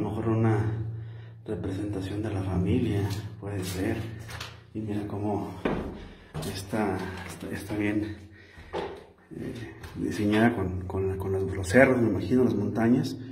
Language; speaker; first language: Spanish; native; Spanish